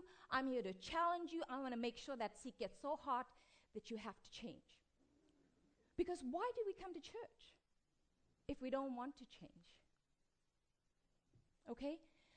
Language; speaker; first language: English; native; English